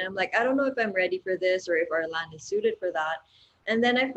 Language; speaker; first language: English; non-native, local second language; Cebuano